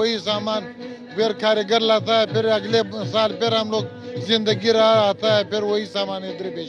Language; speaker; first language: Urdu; non-native, local second language; Pashto